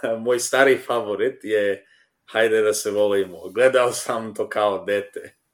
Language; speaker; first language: Croatian; early bilingual, heritage; Serbian